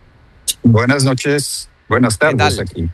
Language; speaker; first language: Spanish; non-native, fluent; Dutch